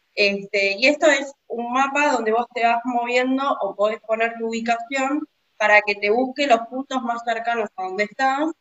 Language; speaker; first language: Spanish; native; Spanish